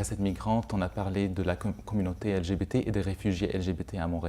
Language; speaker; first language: French; non-native, local second language; Arabic